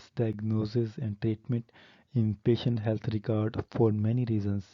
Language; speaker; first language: English; non-native, local second language; Urdu